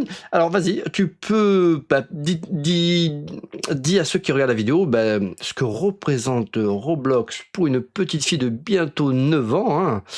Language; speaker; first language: French; native; French